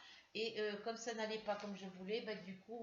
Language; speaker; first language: French; native; French